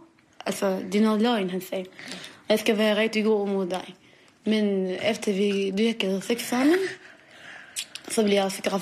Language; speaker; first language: Danish; non-native, learner; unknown